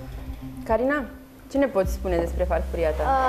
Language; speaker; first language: Romanian; native; Romanian